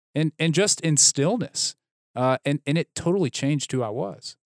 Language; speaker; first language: English; native; English